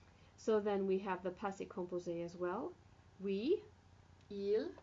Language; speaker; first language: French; non-native, fluent; English